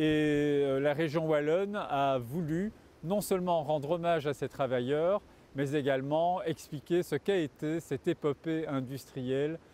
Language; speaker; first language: French; native; French